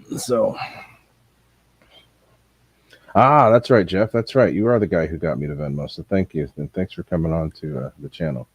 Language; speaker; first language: English; native; English